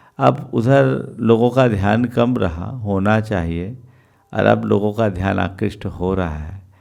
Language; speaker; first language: Hindi; native; Hindi